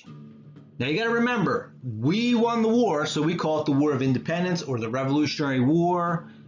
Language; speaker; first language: English; native; English